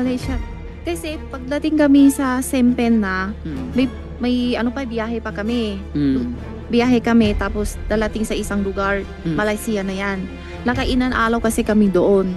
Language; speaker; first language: Filipino; non-native, learner; Chinese